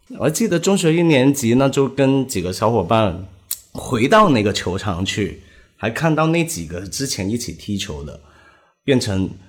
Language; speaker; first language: Chinese; non-native, local second language; Cantonese